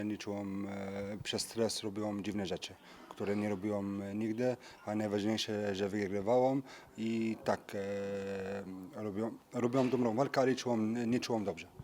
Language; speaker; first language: Polish; early bilingual, heritage; French